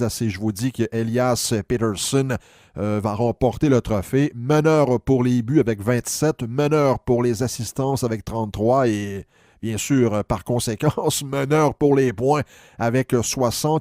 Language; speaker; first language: French; native; French